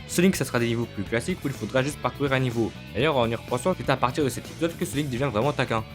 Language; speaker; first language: French; native; French